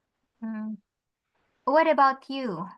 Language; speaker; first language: English; non-native, fluent; Indonesian